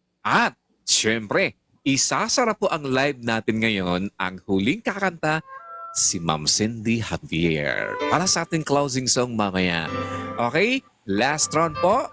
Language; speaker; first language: Filipino; non-native, local second language; Cebuano